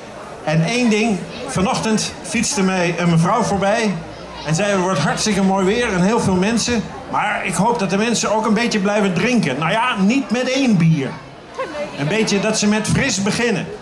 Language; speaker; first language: Dutch; native; Dutch